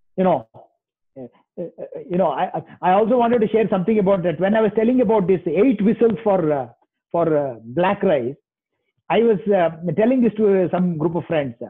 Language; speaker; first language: English; non-native, local second language; Kannada